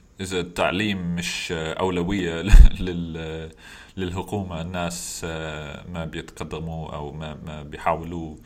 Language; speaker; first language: Arabic; non-native, fluent; English